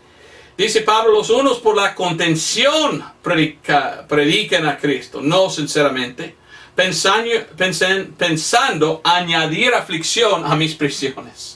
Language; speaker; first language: Spanish; non-native, fluent; English